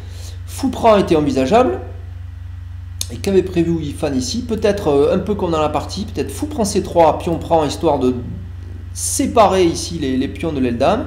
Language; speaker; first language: French; native; French